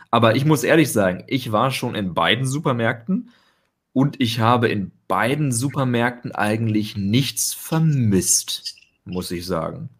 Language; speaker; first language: German; native; German